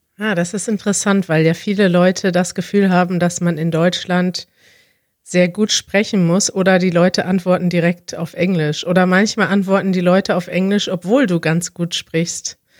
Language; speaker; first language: German; native; German